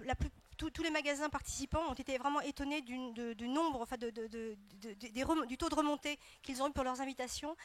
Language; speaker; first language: French; native; French